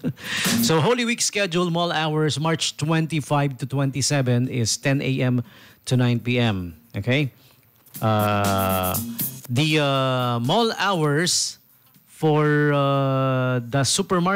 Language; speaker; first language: English; non-native, local second language; Filipino